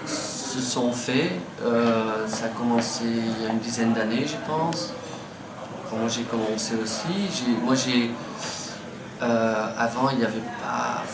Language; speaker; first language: French; non-native, fluent; Dutch